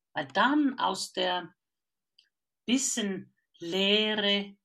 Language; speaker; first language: German; non-native, fluent; Finnish